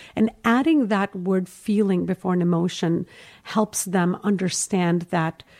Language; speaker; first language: English; early bilingual, heritage; Hindi